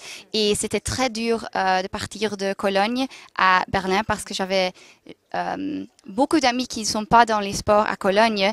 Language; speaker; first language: French; non-native, local second language; Dutch